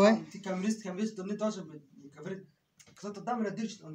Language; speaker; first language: Russian; non-native, learner; Turkish